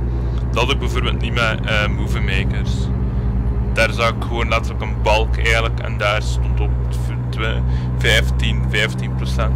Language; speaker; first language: Dutch; native; Dutch